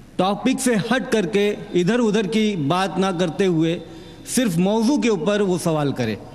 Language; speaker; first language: Urdu; native; Urdu